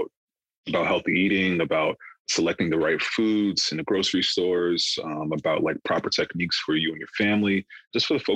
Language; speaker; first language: English; native; English